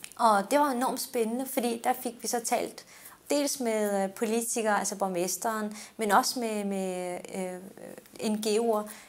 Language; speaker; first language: Danish; early bilingual, other home language; Turkish